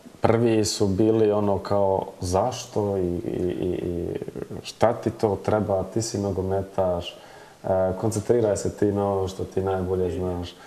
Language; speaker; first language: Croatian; early bilingual, heritage; Croatian